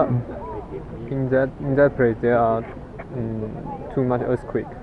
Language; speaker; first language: English; non-native, learner; Chinese